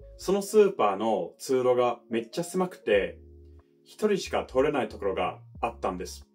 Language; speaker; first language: Japanese; non-native, fluent; English